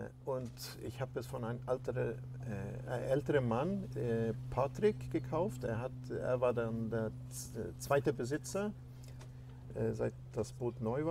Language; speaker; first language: German; non-native, fluent; Swedish